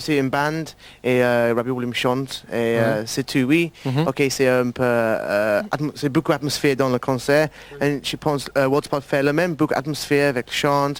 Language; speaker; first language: French; non-native, learner; English